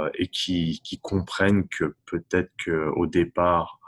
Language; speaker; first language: French; native; French